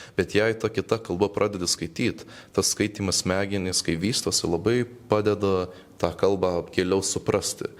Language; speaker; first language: Lithuanian; early bilingual, heritage; Lithuanian